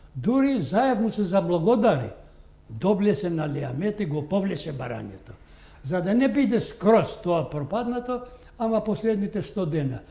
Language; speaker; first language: Macedonian; non-native, local second language; Albanian